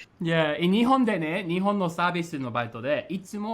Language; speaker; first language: Japanese; non-native, fluent; English